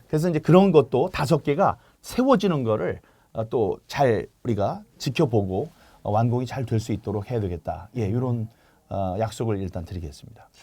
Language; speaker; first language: Korean; native; Korean